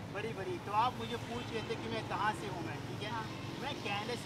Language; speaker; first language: Hindi; non-native, learner; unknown